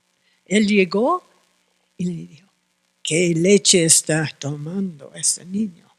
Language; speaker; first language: Spanish; non-native, fluent; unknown